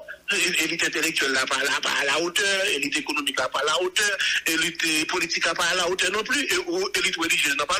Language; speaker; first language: French; non-native, local second language; Haitian Creole